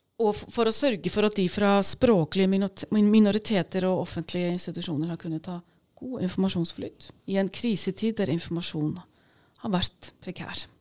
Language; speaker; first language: Norwegian; native; Norwegian